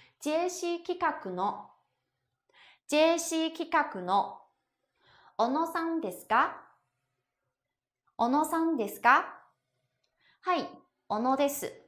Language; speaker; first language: Japanese; non-native, fluent; Chinese